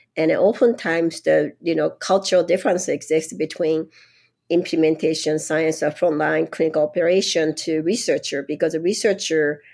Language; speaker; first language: English; non-native, fluent; Japanese